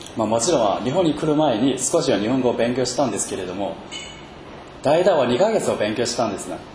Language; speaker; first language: Japanese; non-native, fluent; Chinese